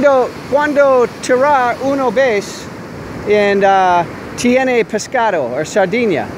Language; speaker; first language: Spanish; non-native, learner; English